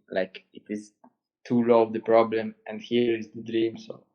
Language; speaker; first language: English; non-native, learner; Romanian